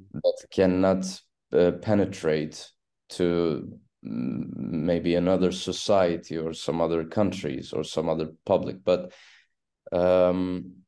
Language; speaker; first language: English; non-native, fluent; Turkish